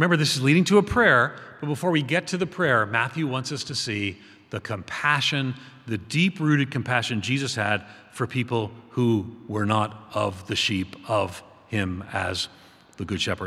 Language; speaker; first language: English; native; English